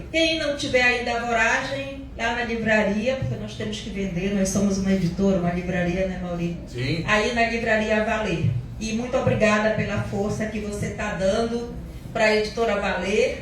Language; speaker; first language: Portuguese; native; Portuguese